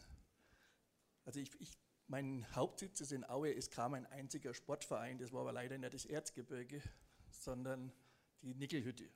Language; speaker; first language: German; native; German